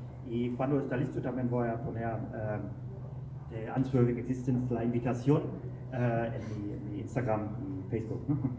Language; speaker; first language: Spanish; non-native, learner; German